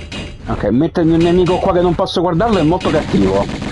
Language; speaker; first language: Italian; native; Italian